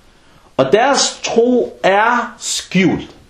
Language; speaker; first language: Danish; non-native, fluent; Arabic